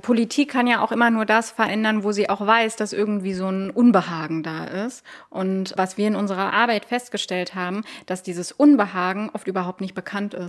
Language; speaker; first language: German; native; German